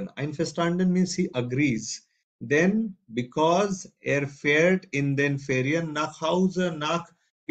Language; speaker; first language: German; non-native, fluent; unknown